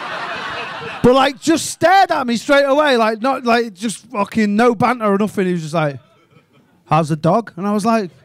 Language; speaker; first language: English; native; English